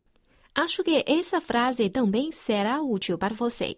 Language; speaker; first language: Portuguese; non-native, fluent; Chinese